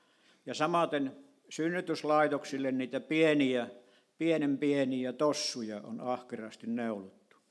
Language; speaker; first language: Finnish; native; Finnish